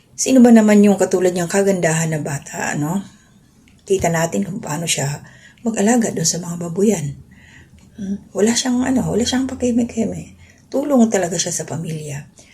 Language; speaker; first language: Filipino; non-native, local second language; Waray